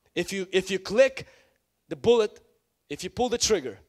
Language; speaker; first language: English; non-native, fluent; Ukrainian